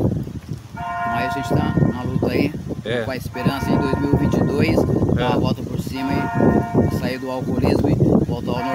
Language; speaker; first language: Portuguese; native; Portuguese